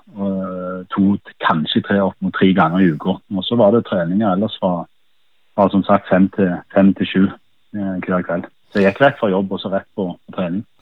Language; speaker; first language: Norwegian; native; Norwegian